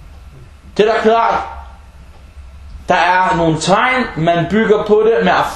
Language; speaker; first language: Danish; early bilingual, other home language; Arabic